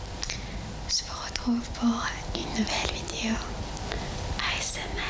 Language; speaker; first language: French; non-native, fluent; Armenian